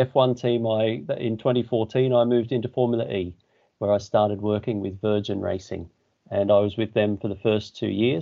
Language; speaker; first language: English; native; English